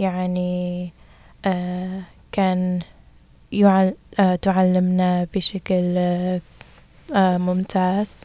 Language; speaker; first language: Arabic; non-native, learner; English